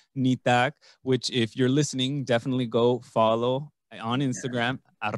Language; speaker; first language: Spanish; native; Spanish